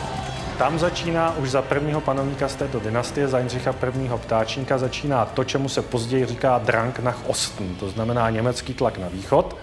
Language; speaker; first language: Czech; native; Czech